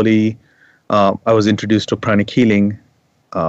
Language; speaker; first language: English; non-native, local second language; Kannada